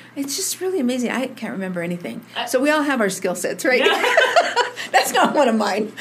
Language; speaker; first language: English; early bilingual, other home language; Spanish